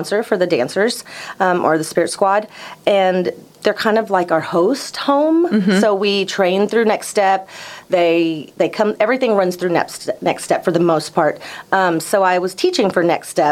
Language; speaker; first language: English; native; English